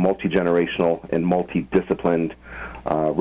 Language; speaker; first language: English; native; English